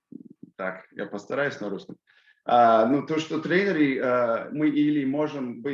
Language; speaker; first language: Russian; non-native, fluent; English